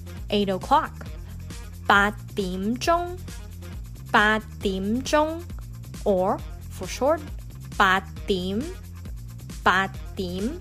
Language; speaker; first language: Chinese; early bilingual, heritage; Cantonese